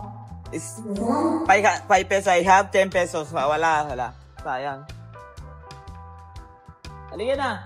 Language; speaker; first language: Filipino; non-native, learner; Spanish